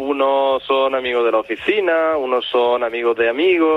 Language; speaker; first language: Spanish; non-native, fluent; Italian